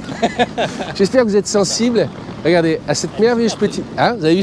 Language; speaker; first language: French; native; French